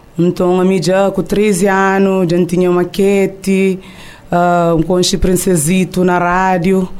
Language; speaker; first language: Portuguese; non-native, local second language; Kabuverdianu